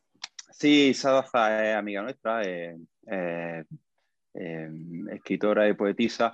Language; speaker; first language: Spanish; native; Spanish